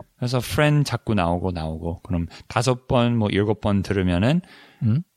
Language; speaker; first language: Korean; non-native, fluent; English